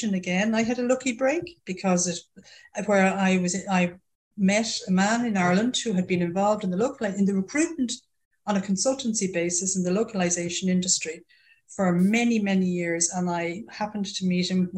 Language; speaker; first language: English; native; English